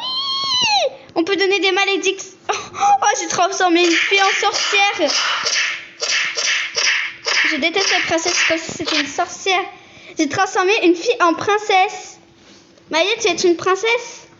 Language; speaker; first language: French; native; French